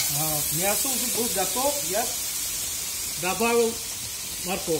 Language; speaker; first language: Russian; non-native, learner; Tajik